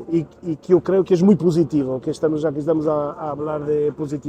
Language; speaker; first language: Spanish; non-native, learner; Portuguese